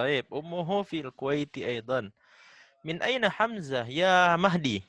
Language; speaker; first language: Arabic; non-native, fluent; Indonesian